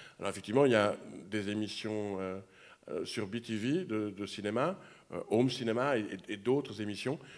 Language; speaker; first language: French; native; French